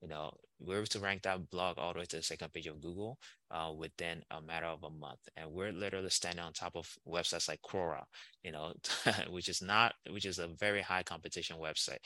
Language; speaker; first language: English; non-native, local second language; Igbo